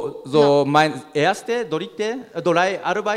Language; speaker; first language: German; non-native, learner; Japanese